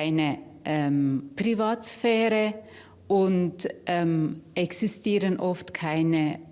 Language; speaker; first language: German; non-native, fluent; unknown